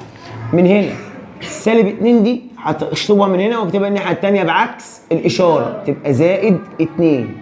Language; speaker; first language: Arabic; native; Arabic